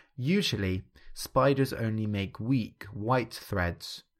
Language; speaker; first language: English; native; English